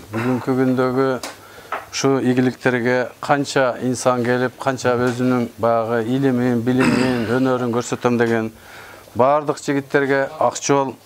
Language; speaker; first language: Kyrgyz; native; Kyrgyz